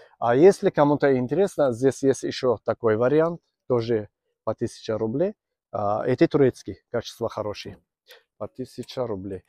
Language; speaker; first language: Russian; non-native, learner; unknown